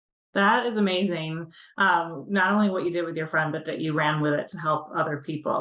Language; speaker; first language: English; native; English